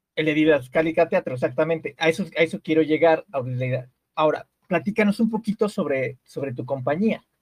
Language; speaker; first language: Spanish; native; Spanish